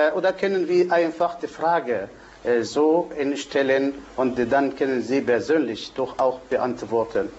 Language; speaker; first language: German; non-native, fluent; Arabic